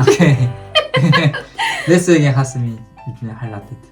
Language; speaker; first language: German; non-native, learner; Japanese